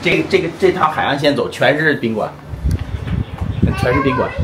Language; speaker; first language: Chinese; native; Chinese